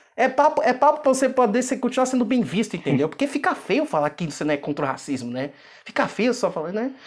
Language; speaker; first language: Portuguese; native; Portuguese